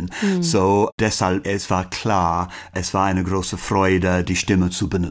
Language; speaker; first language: German; non-native, learner; English